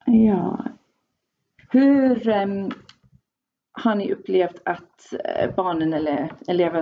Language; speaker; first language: Swedish; non-native, fluent; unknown